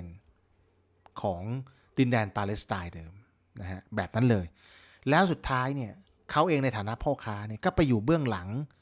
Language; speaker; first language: Thai; native; Thai